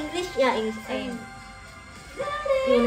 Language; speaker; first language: English; non-native, learner; Indonesian